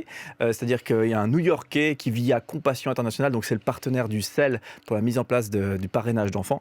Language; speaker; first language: French; native; French